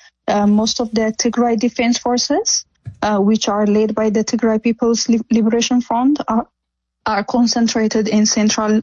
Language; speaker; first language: English; non-native, fluent; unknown